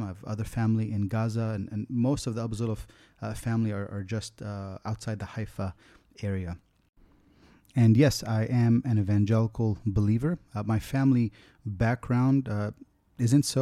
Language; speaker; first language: English; native; English